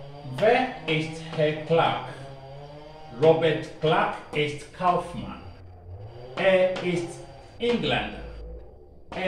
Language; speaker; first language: German; non-native, learner; Akan